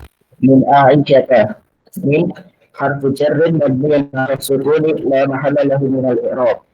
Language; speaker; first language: Arabic; non-native, learner; Indonesian